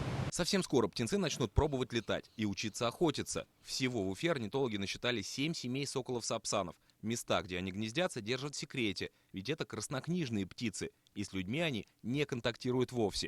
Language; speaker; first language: Russian; native; Russian